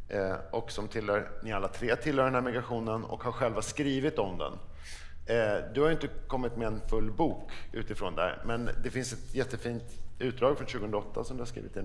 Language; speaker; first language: Swedish; native; Swedish